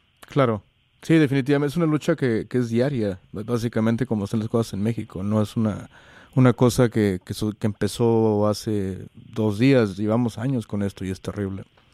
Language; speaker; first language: Spanish; native; Spanish